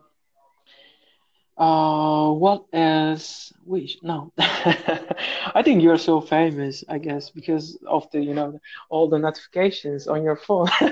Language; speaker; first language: English; non-native, fluent; Turkish